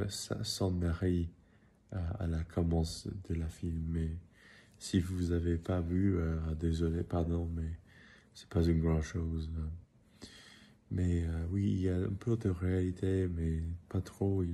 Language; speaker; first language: French; non-native, learner; English